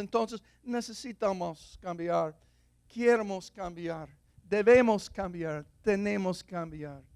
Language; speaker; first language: Spanish; non-native, fluent; English